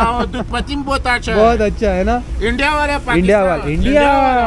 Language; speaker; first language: Hindi; non-native, learner; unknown